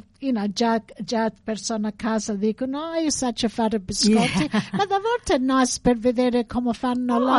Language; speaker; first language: Italian; early bilingual, heritage; English